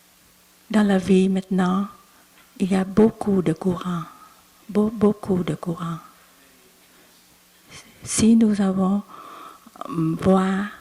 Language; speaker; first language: French; non-native, learner; Vietnamese